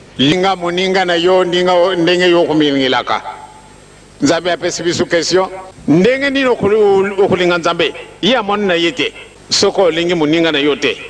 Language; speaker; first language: Lingala; non-native, local second language; Kongo